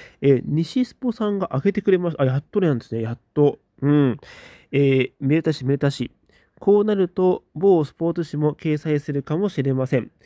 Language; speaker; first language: Japanese; native; Japanese